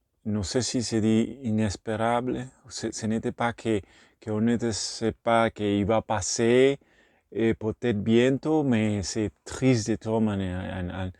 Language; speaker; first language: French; non-native, learner; Spanish